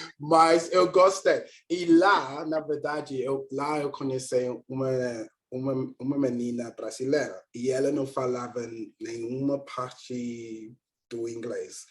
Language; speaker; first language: Portuguese; non-native, learner; English